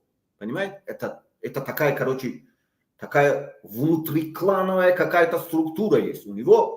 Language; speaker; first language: Russian; non-native, local second language; Tajik